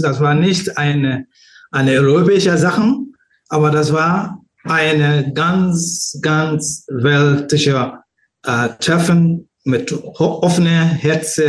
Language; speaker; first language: German; non-native, learner; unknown